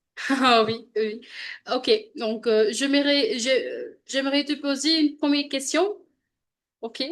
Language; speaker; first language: French; non-native, learner; Hindi